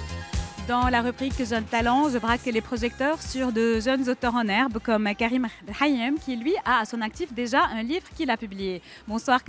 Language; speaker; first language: French; native; French